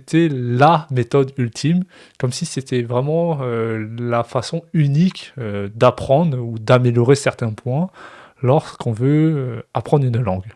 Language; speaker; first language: French; native; French